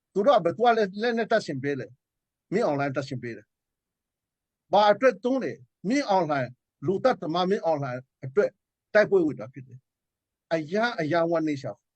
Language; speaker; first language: Burmese; non-native, local second language; Hakha Chin